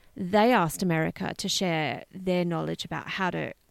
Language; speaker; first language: English; native; English